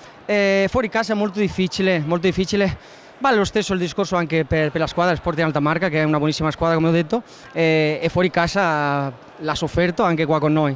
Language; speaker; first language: Italian; non-native, fluent; Spanish